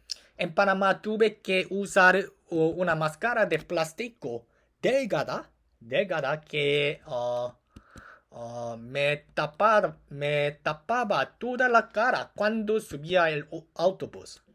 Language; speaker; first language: Spanish; non-native, learner; Korean